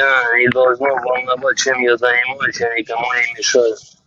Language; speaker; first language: Russian; early bilingual, heritage; Chechen